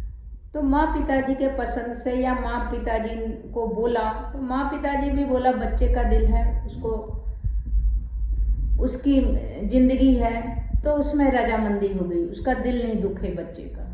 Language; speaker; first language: Hindi; native; Hindi